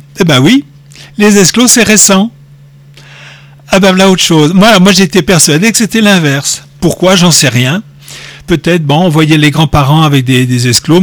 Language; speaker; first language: French; native; French